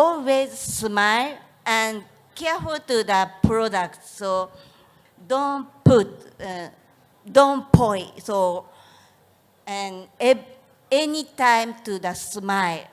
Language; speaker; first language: English; non-native, learner; Japanese